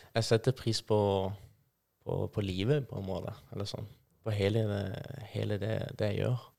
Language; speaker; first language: Norwegian; non-native, fluent; Persian